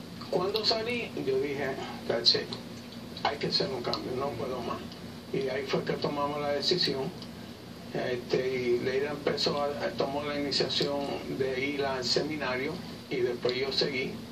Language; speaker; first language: Spanish; early bilingual, heritage; Spanish